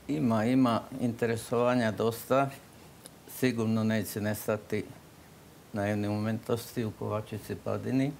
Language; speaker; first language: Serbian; non-native, local second language; Slovak